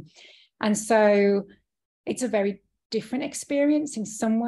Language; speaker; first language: English; native; English